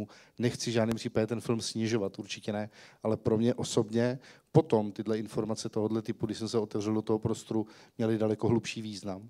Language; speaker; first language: Czech; native; Czech